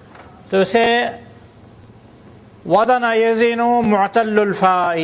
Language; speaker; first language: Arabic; non-native, fluent; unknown